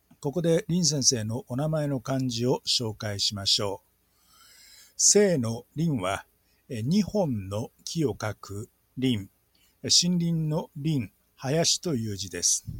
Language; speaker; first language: Japanese; native; Japanese